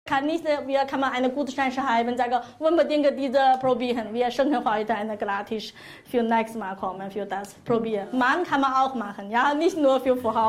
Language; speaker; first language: German; non-native, learner; Chinese